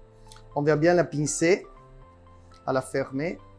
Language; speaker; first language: French; non-native, learner; Italian